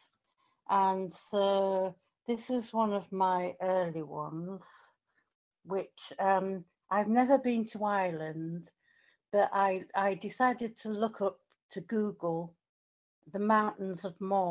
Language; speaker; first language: English; native; English